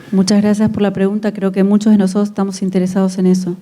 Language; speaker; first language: Spanish; native; Spanish